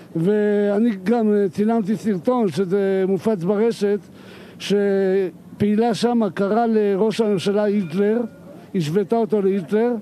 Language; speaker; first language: Hebrew; native; Hebrew